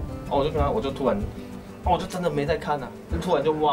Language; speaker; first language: Chinese; native; Chinese